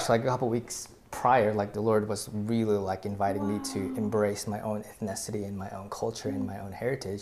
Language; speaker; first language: English; early bilingual, other home language; Filipino